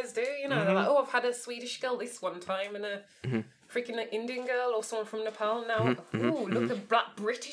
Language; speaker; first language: English; native; English